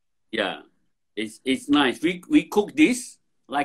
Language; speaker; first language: English; non-native, fluent; Indonesian